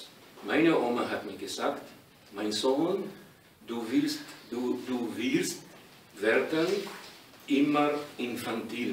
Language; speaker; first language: German; non-native, learner; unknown